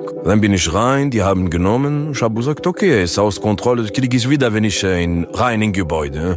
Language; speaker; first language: German; non-native, learner; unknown